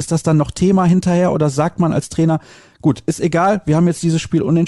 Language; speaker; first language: German; native; German